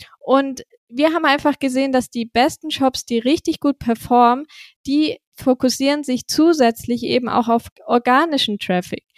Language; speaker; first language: German; native; German